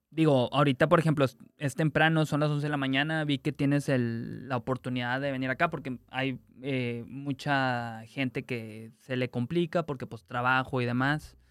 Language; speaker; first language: Spanish; native; Spanish